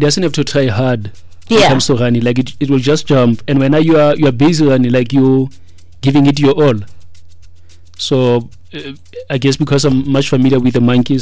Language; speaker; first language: English; non-native, local second language; Tswana